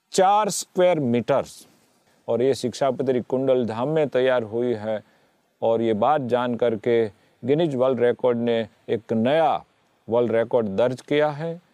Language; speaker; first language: Hindi; non-native, local second language; Gujarati